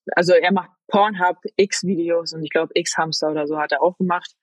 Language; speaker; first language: German; native; German